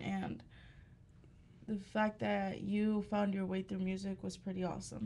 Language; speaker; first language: English; early bilingual, other home language; Spanish